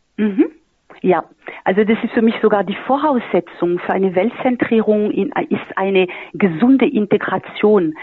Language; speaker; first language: German; non-native, fluent; French